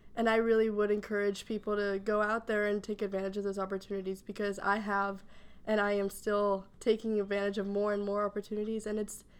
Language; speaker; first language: English; early bilingual, other home language; Spanish